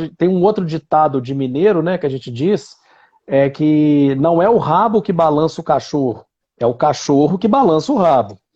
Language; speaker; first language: Portuguese; native; Portuguese